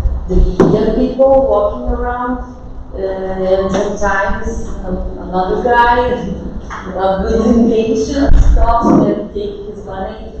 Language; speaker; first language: English; non-native, fluent; Portuguese